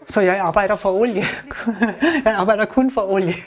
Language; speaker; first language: Danish; non-native, learner; German